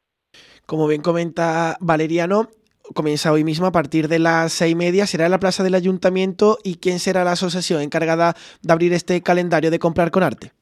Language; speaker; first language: Spanish; native; Spanish